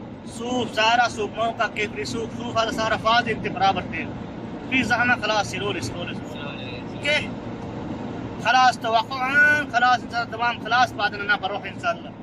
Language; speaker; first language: Arabic; non-native, learner; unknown